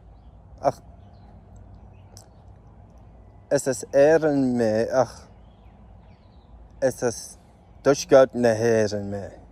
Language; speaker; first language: Irish; non-native, local second language; English